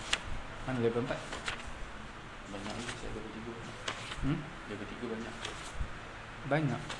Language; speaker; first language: Malay; native; Malay